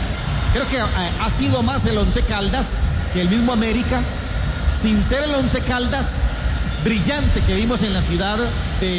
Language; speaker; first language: Spanish; native; Spanish